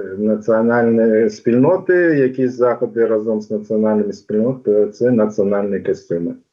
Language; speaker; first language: Ukrainian; non-native, local second language; Crimean Tatar